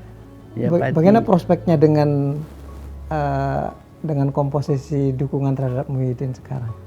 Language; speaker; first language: Indonesian; native; Indonesian